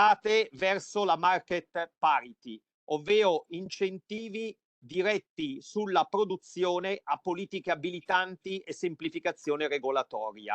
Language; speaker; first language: Italian; native; Italian